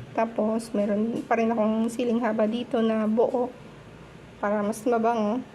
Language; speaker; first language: Filipino; non-native, local second language; Bikol